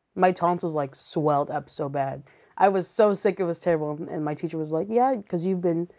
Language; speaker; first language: English; native; English